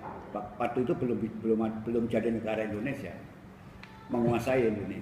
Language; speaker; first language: Indonesian; native; Indonesian